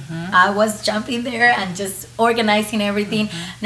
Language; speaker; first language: English; non-native, fluent; Spanish